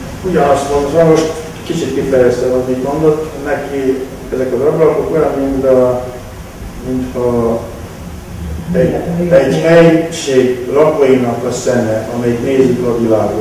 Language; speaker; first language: Hungarian; non-native, local second language; Romanian